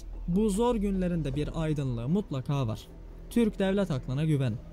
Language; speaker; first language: Turkish; native; Turkish